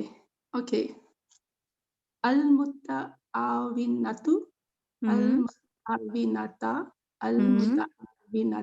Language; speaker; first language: Arabic; non-native, learner; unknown